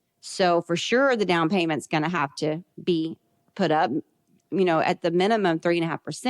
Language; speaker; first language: English; native; English